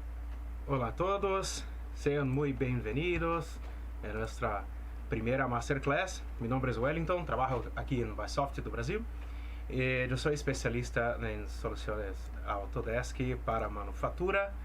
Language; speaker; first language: Spanish; non-native, fluent; Portuguese